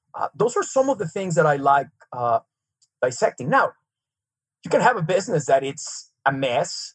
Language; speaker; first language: English; non-native, fluent; Serbian